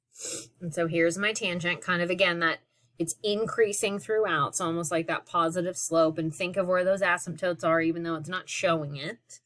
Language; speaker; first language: English; native; English